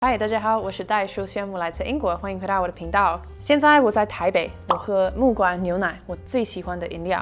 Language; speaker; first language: Chinese; non-native, fluent; English